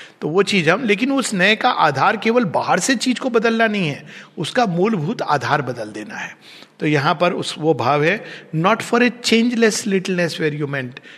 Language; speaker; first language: Hindi; native; Hindi